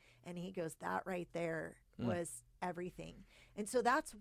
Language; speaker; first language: English; native; English